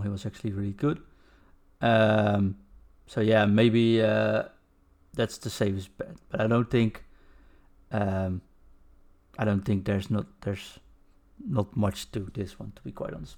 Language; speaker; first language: English; non-native, fluent; Dutch